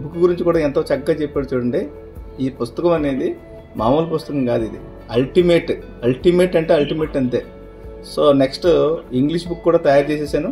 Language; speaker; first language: Telugu; native; Telugu